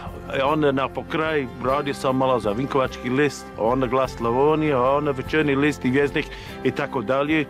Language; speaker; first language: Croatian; non-native, fluent; English